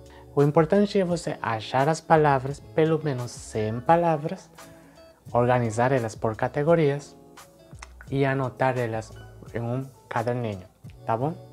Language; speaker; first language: Portuguese; non-native, fluent; Spanish